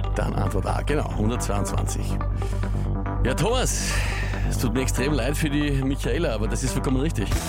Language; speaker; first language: German; native; German